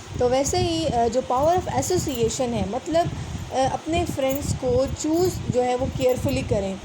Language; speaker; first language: Urdu; non-native, local second language; Sindhi